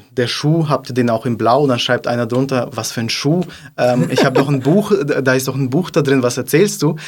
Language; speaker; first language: German; non-native, fluent; Russian